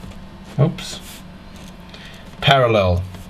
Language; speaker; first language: English; native; English